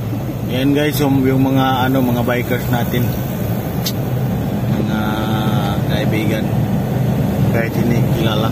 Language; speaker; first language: Filipino; early bilingual, heritage; Filipino